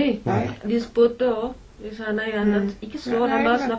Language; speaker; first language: Norwegian; non-native, learner; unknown